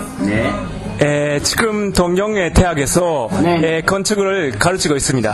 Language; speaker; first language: Korean; non-native, learner; Japanese